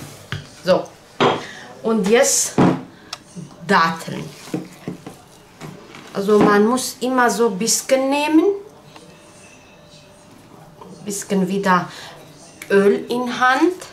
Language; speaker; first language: German; non-native, learner; Turkish